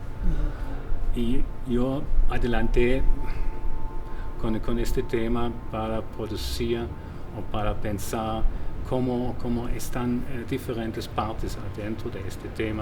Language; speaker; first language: Spanish; non-native, fluent; German